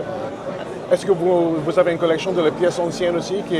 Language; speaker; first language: French; non-native, learner; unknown